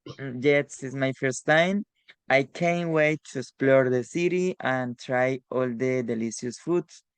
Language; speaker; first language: English; non-native, learner; Spanish